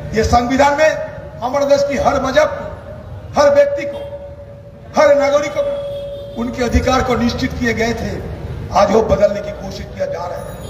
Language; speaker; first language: Hindi; non-native, local second language; Bangla